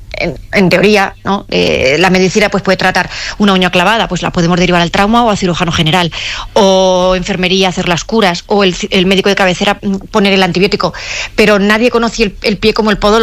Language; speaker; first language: Spanish; native; Spanish